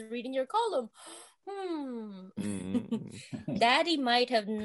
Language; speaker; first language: English; non-native, local second language; Filipino